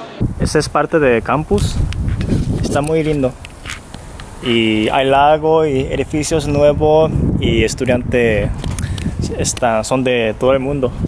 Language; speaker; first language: Spanish; non-native, fluent; Japanese